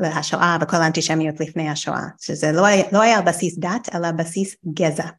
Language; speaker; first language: Hebrew; non-native, fluent; English